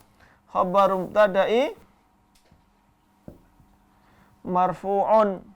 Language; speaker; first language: Arabic; non-native, fluent; Indonesian